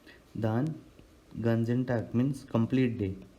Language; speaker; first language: German; non-native, learner; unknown